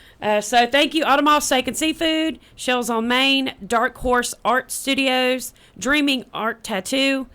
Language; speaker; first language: English; native; English